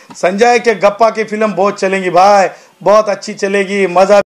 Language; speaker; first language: Hindi; non-native, local second language; Marathi